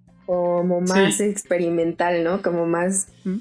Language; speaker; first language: Spanish; native; Spanish